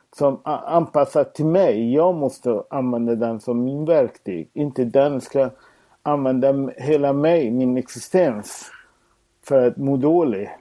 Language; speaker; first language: Swedish; non-native, fluent; Persian